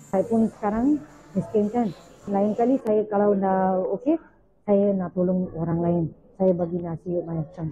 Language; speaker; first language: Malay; non-native, local second language; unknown